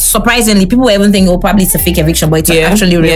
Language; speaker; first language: English; non-native, local second language; Igbo